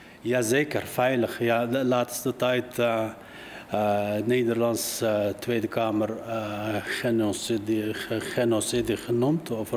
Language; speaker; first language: Dutch; non-native, learner; Uyghur